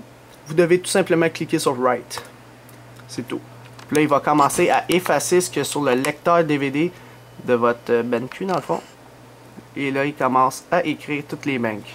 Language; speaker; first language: French; native; French